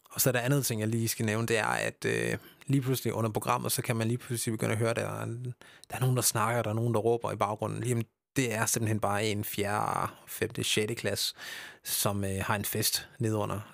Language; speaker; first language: Danish; early bilingual, other home language; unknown